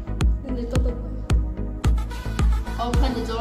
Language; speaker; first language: Korean; non-native, learner; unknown